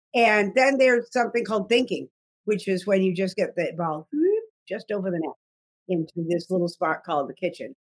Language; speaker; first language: English; native; English